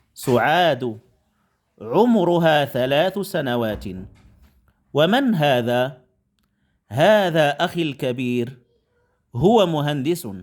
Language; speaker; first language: Arabic; non-native, fluent; Indonesian